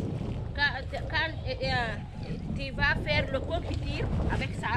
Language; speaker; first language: French; non-native, learner; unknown